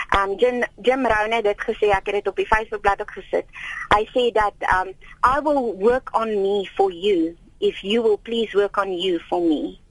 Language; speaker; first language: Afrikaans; native; Afrikaans